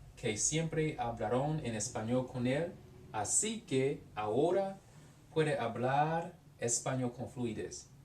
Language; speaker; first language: Spanish; non-native, learner; English